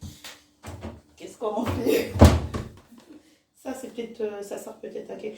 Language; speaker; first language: French; native; French